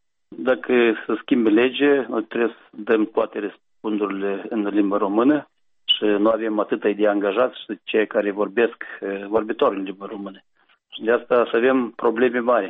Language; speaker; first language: Romanian; non-native, local second language; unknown